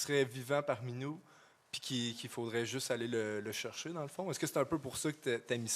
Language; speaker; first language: French; native; French